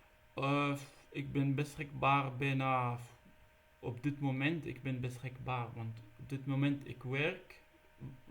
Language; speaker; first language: Dutch; non-native, learner; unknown